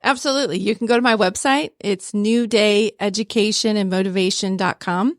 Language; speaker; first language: English; native; English